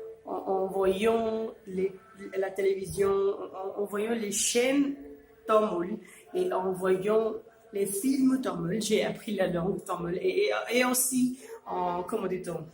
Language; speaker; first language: French; non-native, fluent; Urdu